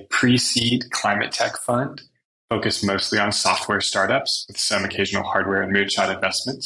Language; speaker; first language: English; native; English